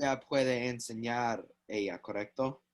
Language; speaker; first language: Spanish; non-native, learner; English